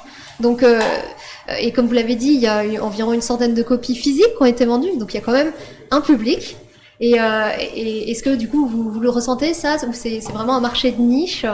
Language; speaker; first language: French; native; French